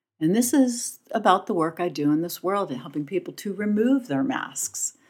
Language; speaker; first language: English; native; English